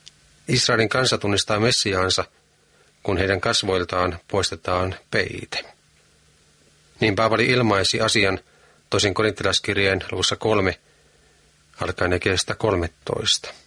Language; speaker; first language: Finnish; native; Finnish